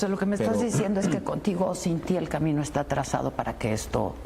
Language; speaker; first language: Spanish; native; Spanish